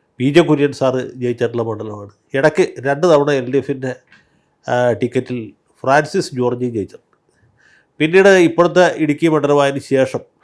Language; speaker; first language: Malayalam; native; Malayalam